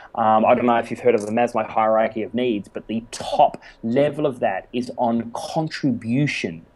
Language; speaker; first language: English; native; English